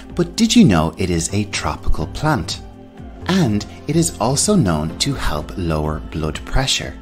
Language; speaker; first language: English; native; English